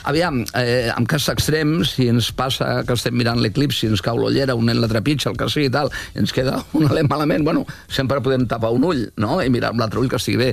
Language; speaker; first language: Catalan; native; Catalan